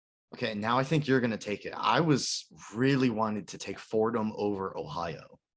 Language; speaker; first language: English; native; English